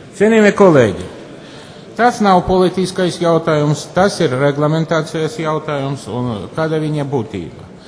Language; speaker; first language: Latvian; non-native, local second language; Russian